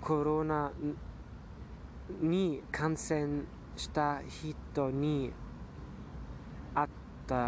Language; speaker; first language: Japanese; non-native, learner; German